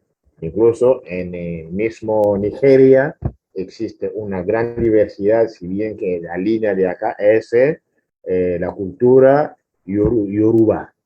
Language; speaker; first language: Spanish; non-native, fluent; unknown